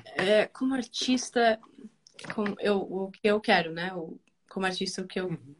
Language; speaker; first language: Portuguese; early bilingual, other home language; Spanish